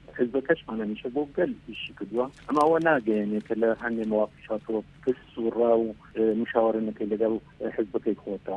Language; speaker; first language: Central Kurdish; non-native, local second language; Southern Kurdish